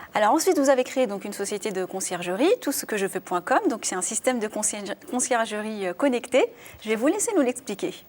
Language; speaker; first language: French; native; French